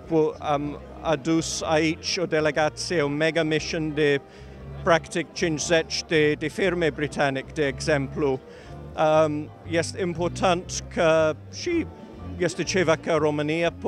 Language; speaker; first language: Romanian; non-native, learner; English